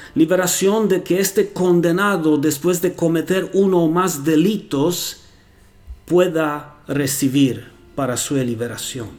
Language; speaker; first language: Spanish; non-native, fluent; Romanian